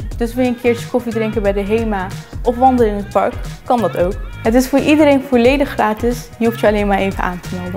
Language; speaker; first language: Dutch; native; Dutch